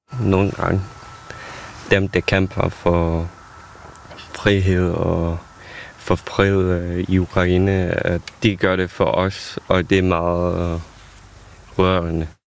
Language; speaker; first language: Danish; non-native, fluent; Ukrainian